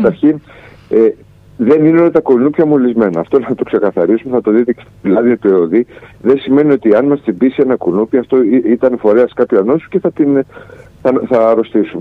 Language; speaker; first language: Greek; native; Greek